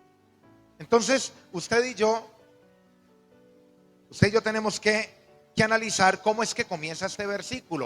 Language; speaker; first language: Spanish; native; Spanish